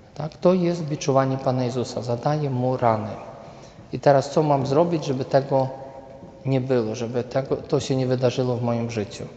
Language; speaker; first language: Polish; native; Polish